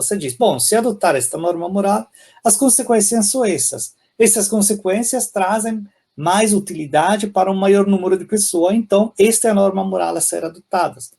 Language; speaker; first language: Portuguese; non-native, fluent; Italian